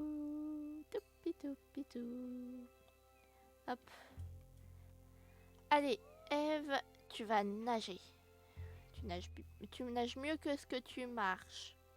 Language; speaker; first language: French; native; French